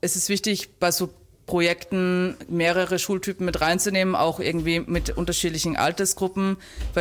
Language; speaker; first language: German; native; German